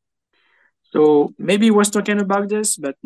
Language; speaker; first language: English; non-native, fluent; French